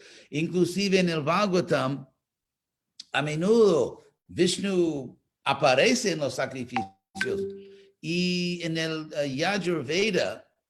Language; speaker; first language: Spanish; non-native, fluent; English